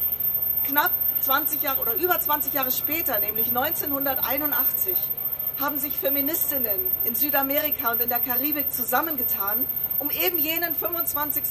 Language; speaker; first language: German; native; German